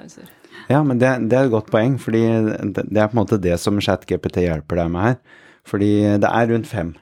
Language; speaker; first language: Norwegian; native; Norwegian